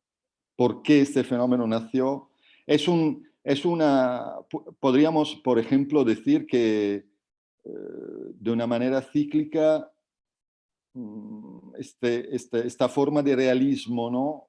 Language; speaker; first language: Spanish; non-native, fluent; Italian